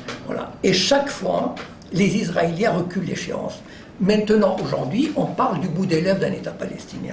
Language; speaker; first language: French; native; French